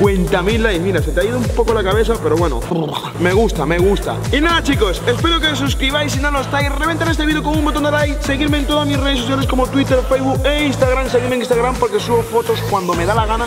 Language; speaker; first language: Spanish; native; Spanish